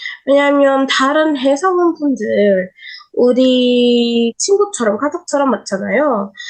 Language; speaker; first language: Korean; non-native, learner; Indonesian